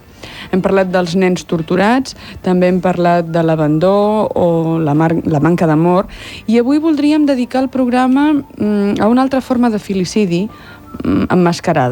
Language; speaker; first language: Catalan; native; Catalan